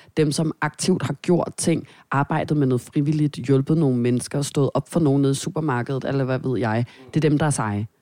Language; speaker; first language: Danish; native; Danish